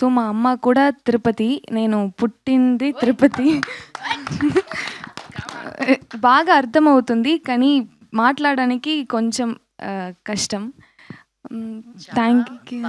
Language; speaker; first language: Telugu; non-native, learner; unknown